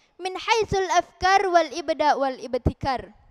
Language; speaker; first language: Arabic; non-native, learner; Indonesian